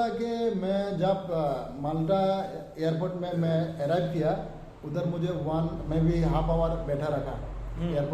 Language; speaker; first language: Hindi; non-native, learner; Bangla